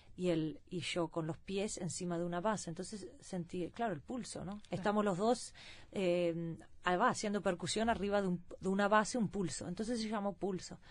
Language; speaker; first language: Spanish; early bilingual, heritage; Swedish